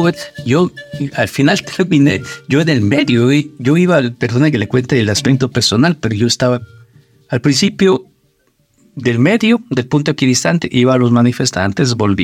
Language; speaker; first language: Spanish; native; Spanish